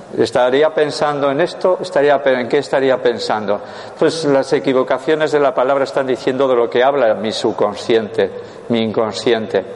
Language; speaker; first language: Spanish; non-native, local second language; Basque